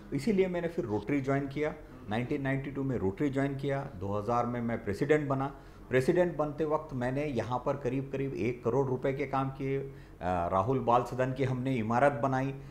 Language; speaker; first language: Hindi; non-native, local second language; Marathi